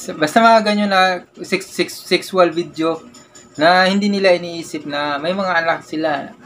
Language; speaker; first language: Filipino; non-native, local second language; Cebuano